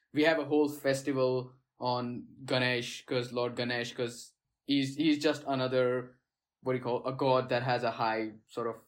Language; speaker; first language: English; non-native, local second language; Gujarati